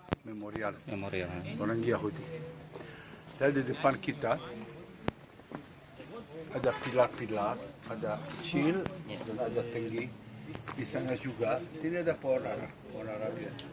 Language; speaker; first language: Indonesian; non-native, learner; Hebrew